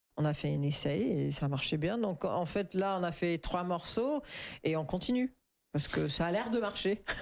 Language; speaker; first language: French; non-native, fluent; English